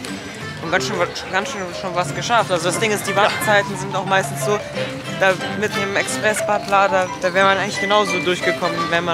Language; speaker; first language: German; native; German